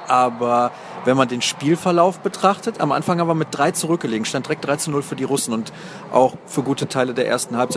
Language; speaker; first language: German; native; German